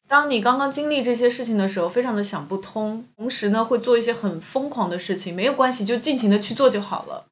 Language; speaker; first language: Chinese; native; Chinese